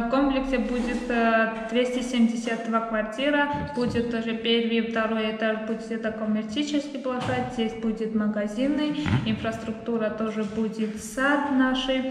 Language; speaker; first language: Russian; non-native, learner; Georgian